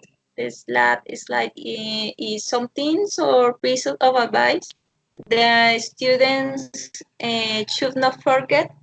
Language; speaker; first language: English; non-native, learner; Spanish